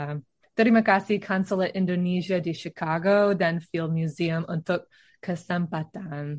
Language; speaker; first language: Indonesian; non-native, learner; English